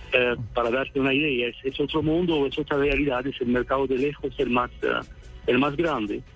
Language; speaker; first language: Spanish; non-native, fluent; Swedish